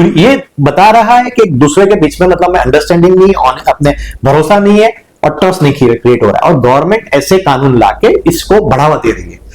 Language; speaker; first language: Hindi; non-native, local second language; Gujarati